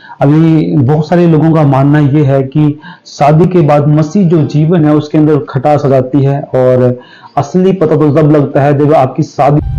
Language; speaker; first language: Hindi; native; Hindi